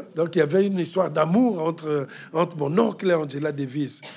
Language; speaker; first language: French; non-native, local second language; Kituba (Democratic Republic of Congo)